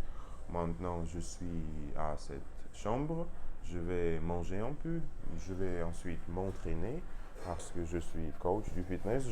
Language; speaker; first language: French; non-native, learner; Russian